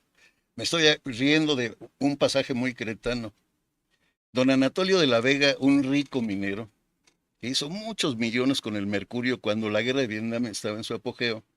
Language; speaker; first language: Spanish; native; Spanish